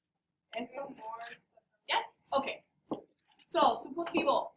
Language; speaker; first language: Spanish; non-native, fluent; English